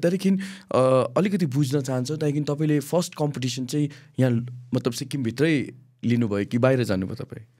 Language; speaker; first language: Nepali; native; Nepali